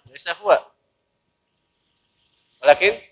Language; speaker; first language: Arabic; non-native, fluent; Indonesian